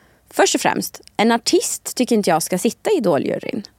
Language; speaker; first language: Swedish; native; Swedish